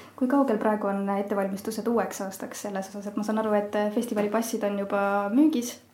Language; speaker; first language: Estonian; native; Estonian